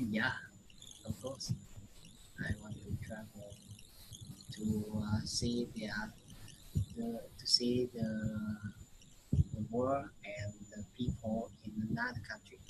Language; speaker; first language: English; non-native, learner; Vietnamese